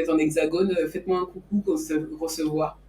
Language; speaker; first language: French; native; French